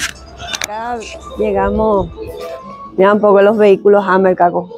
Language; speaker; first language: Spanish; native; Spanish